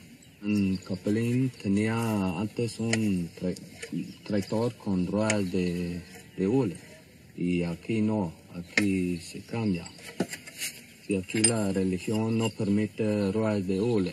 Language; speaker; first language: Spanish; non-native, local second language; Plautdietsch